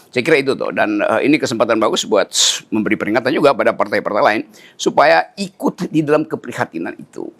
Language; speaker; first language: Indonesian; native; Indonesian